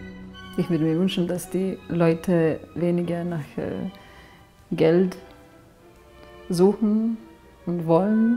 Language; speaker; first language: German; non-native, fluent; Serbian